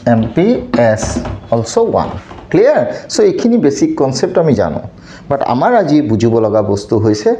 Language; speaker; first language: Hindi; non-native, local second language; Assamese